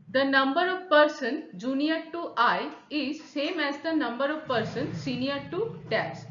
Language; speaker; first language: English; non-native, local second language; Bangla